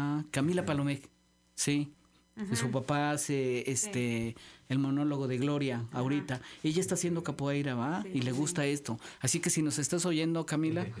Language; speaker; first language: Spanish; native; Spanish